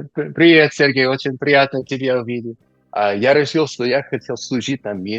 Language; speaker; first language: Russian; non-native, learner; English